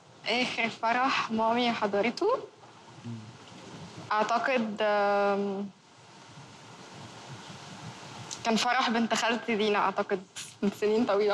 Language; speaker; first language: Arabic; native; Arabic